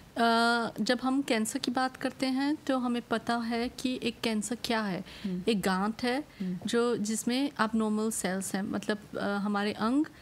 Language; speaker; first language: Hindi; non-native, local second language; Morisyen